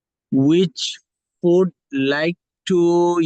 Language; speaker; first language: English; non-native, learner; Bangla